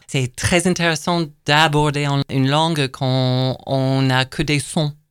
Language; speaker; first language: French; non-native, fluent; English